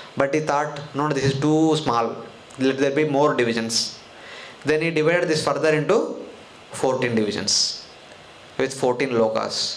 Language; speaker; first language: English; non-native, local second language; Telugu